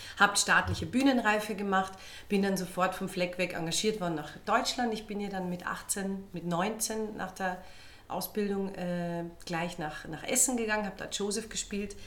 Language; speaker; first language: German; native; German